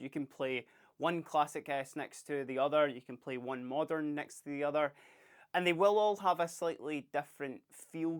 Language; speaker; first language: English; native; English